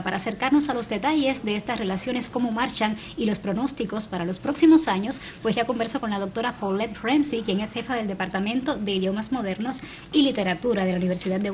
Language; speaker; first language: Spanish; native; Spanish